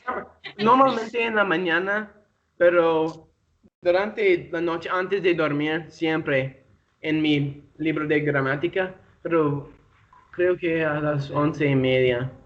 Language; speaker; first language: Spanish; non-native, learner; English